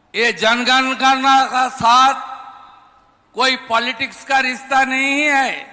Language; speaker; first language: Hindi; non-native, local second language; Bangla